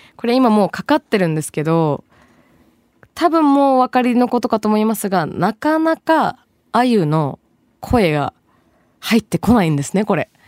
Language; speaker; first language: Japanese; early bilingual, other home language; Bangla